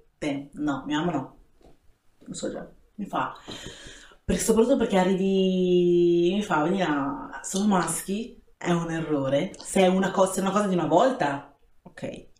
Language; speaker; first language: Italian; early bilingual, other home language; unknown